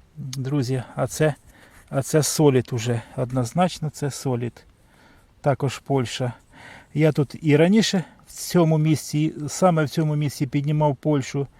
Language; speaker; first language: Ukrainian; native; Ukrainian